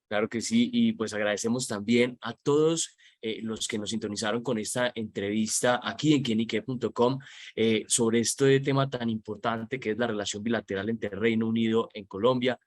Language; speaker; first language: Spanish; native; Spanish